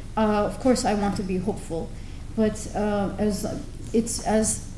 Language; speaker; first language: English; non-native, fluent; Turkish